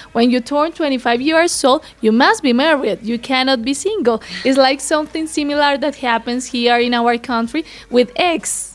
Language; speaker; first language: English; non-native, fluent; Spanish